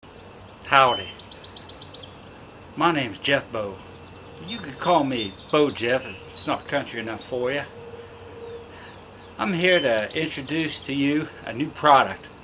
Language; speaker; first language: English; native; English